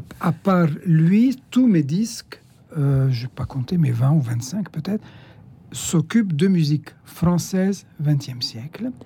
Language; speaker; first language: French; non-native, local second language; Arabic